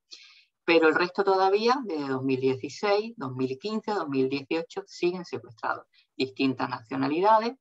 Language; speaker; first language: Spanish; native; Spanish